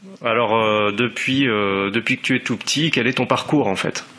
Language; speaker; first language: French; native; French